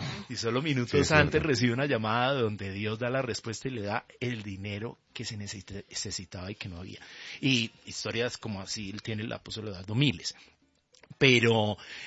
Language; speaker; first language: Spanish; native; Spanish